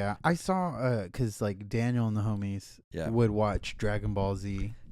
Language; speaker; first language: English; native; English